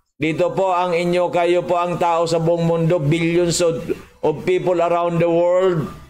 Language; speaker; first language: Filipino; non-native, local second language; Bikol